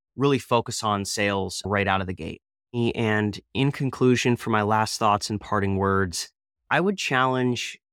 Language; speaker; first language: English; native; English